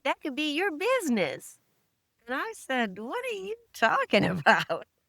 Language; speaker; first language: English; native; English